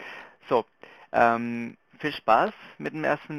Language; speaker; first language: German; non-native, local second language; Spanish